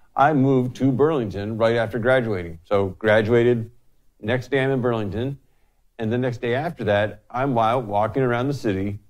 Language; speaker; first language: English; native; English